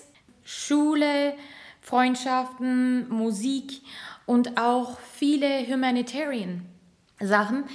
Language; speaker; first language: German; non-native, fluent; Turkish